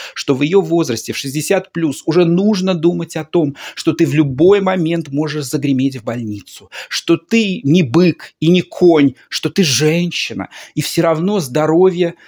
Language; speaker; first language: Russian; native; Russian